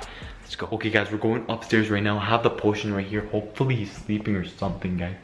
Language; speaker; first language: English; native; English